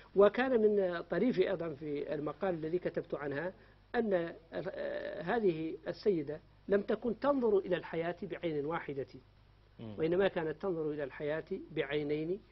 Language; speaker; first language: Arabic; native; Arabic